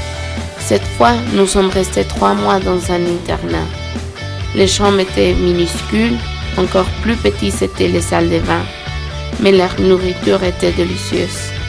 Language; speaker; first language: French; non-native, learner; Spanish